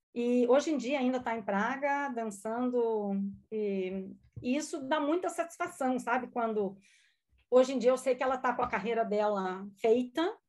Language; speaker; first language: Portuguese; non-native, local second language; German